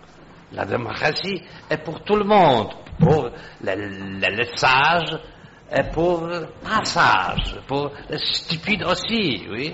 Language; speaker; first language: French; non-native, fluent; Polish